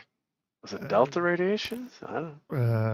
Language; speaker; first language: English; native; English